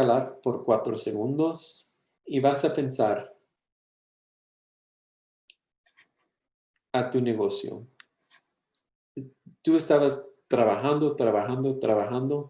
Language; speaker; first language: Spanish; early bilingual, heritage; English